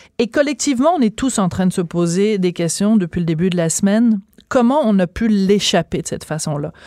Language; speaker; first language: French; native; French